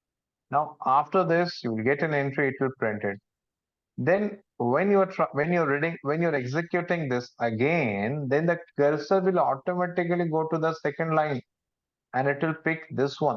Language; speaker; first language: English; non-native, local second language; Hindi